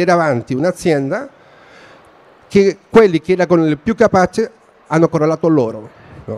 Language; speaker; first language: Italian; non-native, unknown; Spanish